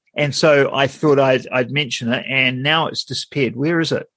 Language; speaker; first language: English; native; English